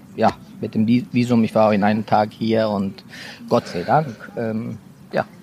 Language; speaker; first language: German; non-native, fluent; Persian